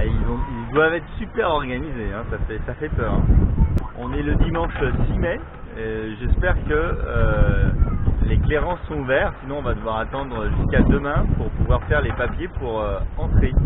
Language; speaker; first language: French; native; French